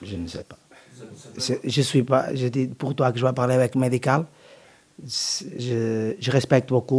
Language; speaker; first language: French; non-native, learner; Portuguese